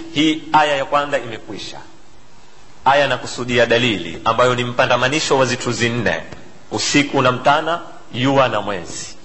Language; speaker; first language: Swahili; native; Swahili